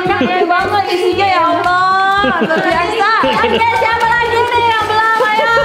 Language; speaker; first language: Indonesian; native; Indonesian